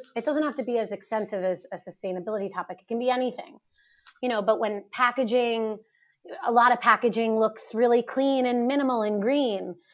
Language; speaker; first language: English; native; English